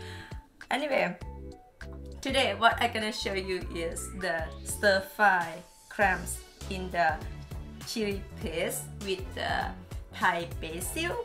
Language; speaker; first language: English; non-native, learner; Thai